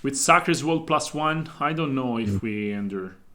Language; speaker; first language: English; non-native, fluent; Italian